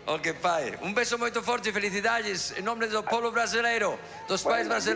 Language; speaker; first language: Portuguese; non-native, fluent; Spanish